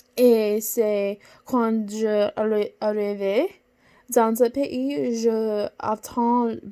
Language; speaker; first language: French; non-native, learner; English